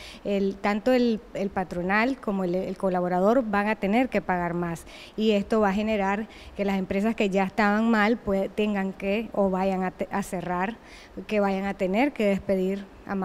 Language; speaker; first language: Spanish; native; Spanish